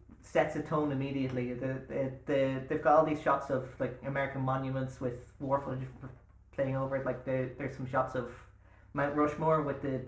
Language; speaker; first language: English; native; English